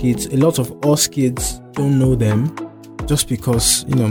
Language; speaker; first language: English; non-native, local second language; Yoruba